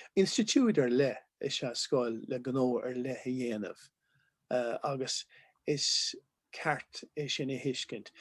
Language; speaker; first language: Irish; non-native, local second language; English